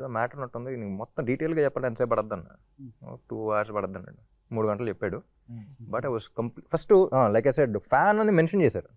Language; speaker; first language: Telugu; native; Telugu